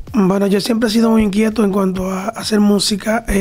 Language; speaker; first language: Spanish; native; Spanish